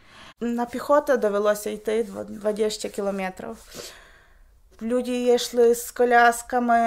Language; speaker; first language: Polish; non-native, learner; Ukrainian